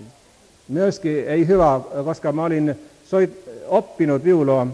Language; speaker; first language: Finnish; non-native, learner; Estonian